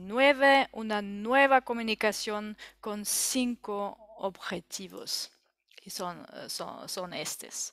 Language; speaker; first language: Spanish; non-native, learner; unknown